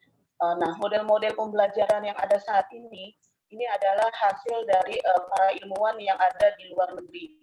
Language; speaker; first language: Indonesian; native; Indonesian